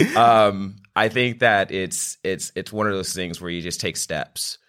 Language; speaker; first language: English; native; English